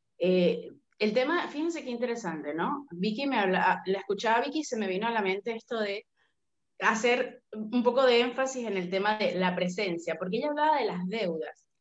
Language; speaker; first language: Spanish; native; Spanish